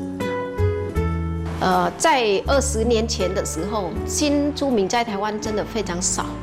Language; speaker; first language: Chinese; non-native, fluent; Vietnamese